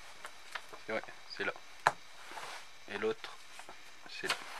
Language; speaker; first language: French; native; French